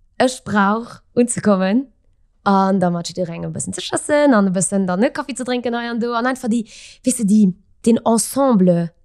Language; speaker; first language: Luxembourgish; early bilingual, other home language; Portuguese